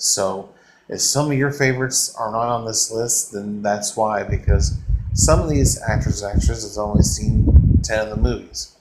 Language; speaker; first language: English; native; English